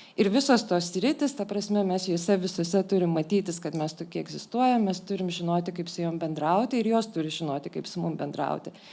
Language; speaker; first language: Lithuanian; native; Lithuanian